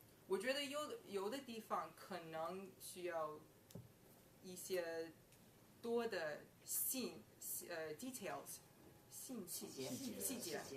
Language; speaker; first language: Chinese; non-native, learner; English